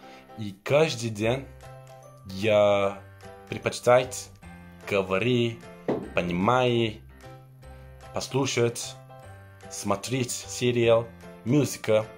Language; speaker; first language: Russian; non-native, learner; Turkish